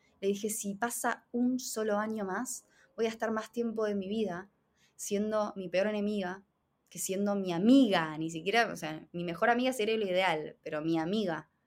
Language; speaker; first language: Spanish; native; Spanish